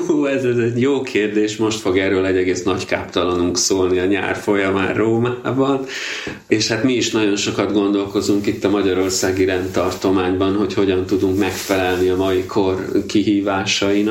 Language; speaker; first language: Hungarian; native; Hungarian